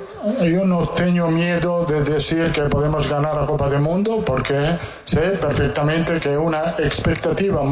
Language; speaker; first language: Portuguese; non-native, fluent; Italian